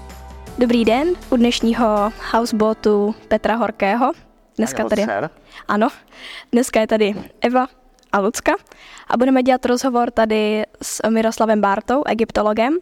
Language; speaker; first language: Czech; native; Czech